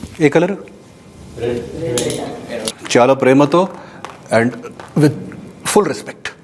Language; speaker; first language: Telugu; non-native, fluent; Hindi